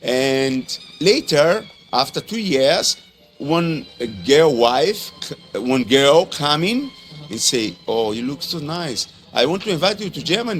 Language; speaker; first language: English; non-native, learner; Portuguese